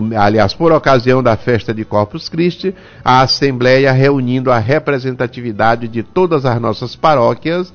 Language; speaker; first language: Portuguese; native; Portuguese